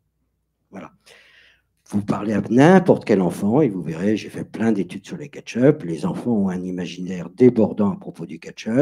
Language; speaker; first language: French; native; French